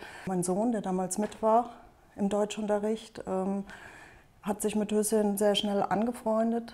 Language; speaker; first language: German; native; German